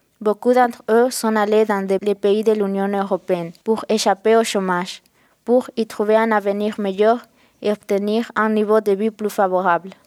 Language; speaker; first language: French; non-native, fluent; Spanish